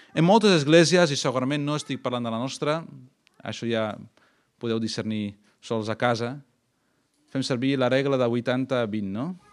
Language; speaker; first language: Catalan; non-native, fluent; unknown